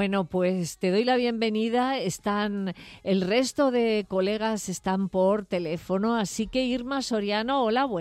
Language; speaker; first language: Spanish; native; Spanish